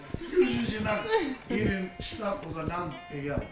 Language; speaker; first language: German; non-native, learner; Turkish